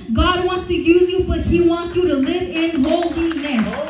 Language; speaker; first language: English; early bilingual, other home language; Spanish